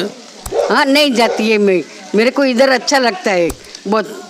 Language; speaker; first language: Hindi; non-native, local second language; Gujarati